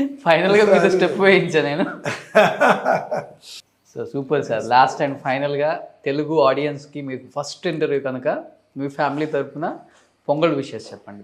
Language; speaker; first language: Telugu; native; Telugu